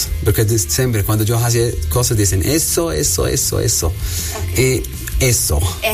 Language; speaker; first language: Spanish; non-native, learner; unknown